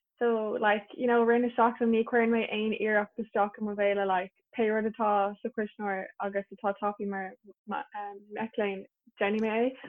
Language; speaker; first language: Irish; native; Irish